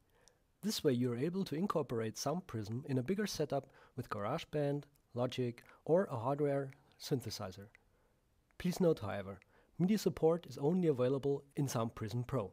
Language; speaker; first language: English; non-native, fluent; German